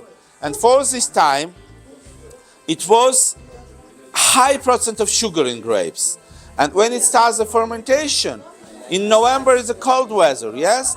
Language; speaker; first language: English; non-native, learner; Georgian